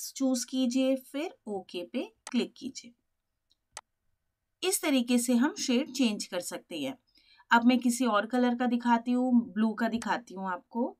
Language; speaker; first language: Hindi; native; Hindi